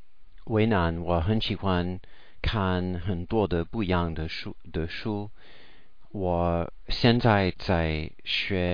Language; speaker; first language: Chinese; non-native, learner; English